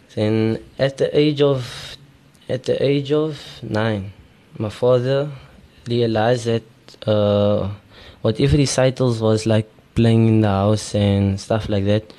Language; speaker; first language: English; native; English